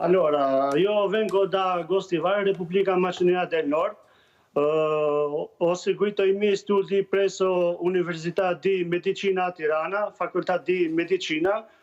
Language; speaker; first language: Italian; non-native, learner; Albanian